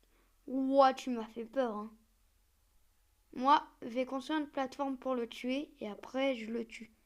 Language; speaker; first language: French; native; French